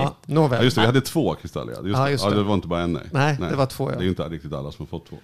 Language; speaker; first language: Swedish; native; Swedish